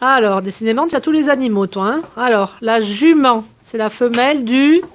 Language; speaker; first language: French; native; French